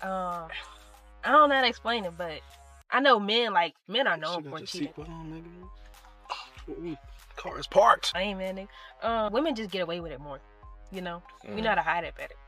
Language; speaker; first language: English; native; English